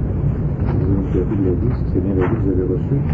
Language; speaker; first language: French; native; French